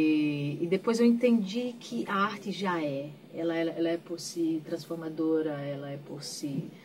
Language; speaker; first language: Portuguese; native; Portuguese